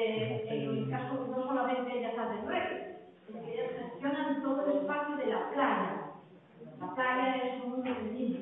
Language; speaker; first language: Spanish; native; Spanish